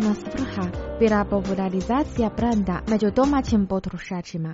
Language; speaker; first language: Croatian; non-native, fluent; Chinese